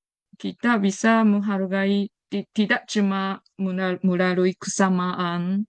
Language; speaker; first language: Indonesian; non-native, fluent; Japanese